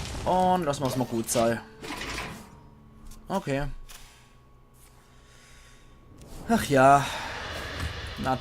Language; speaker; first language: German; native; German